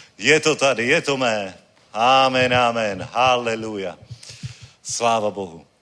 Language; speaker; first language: Czech; native; Czech